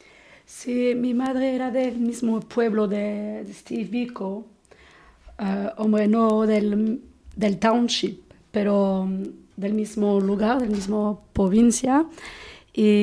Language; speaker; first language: Spanish; non-native, fluent; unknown